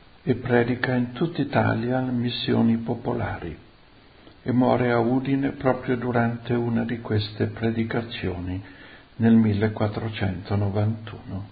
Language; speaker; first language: Italian; native; Italian